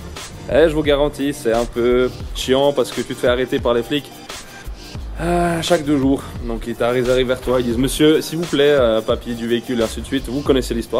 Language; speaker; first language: French; native; French